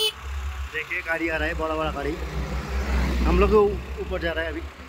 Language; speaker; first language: Hindi; non-native, local second language; Bangla